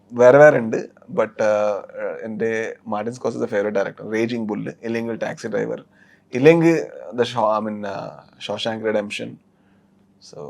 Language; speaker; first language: Malayalam; non-native, learner; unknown